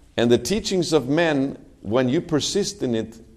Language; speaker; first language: English; non-native, fluent; Swedish